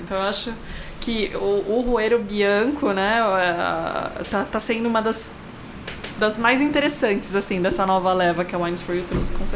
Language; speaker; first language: Portuguese; native; Portuguese